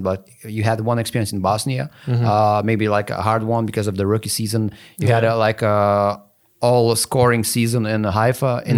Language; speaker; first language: English; non-native, fluent; Lithuanian